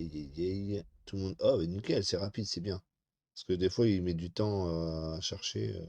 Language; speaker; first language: French; native; French